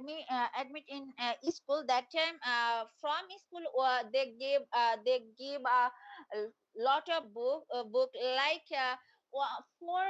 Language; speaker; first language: English; non-native, learner; Bangla